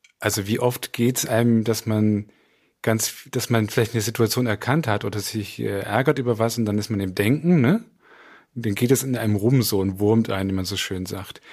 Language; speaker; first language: German; native; German